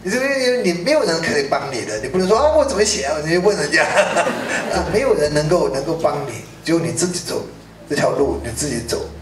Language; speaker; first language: Chinese; native; Chinese